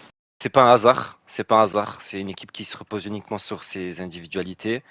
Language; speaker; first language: French; native; French